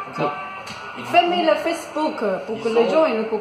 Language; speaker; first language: French; non-native, learner; Chinese